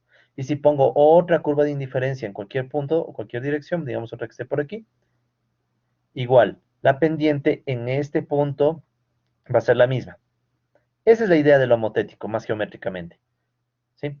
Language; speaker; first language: Spanish; native; Spanish